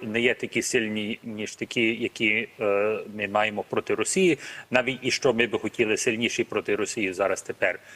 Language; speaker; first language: Ukrainian; early bilingual, heritage; Ukrainian